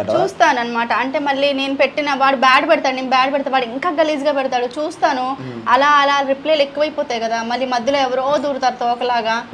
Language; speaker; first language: Telugu; non-native, local second language; Hindi